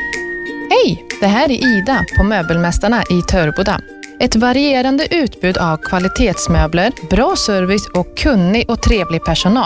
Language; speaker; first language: Swedish; native; Swedish